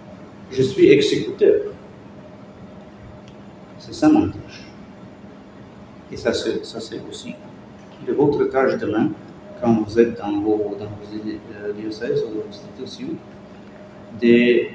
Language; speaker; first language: French; non-native, fluent; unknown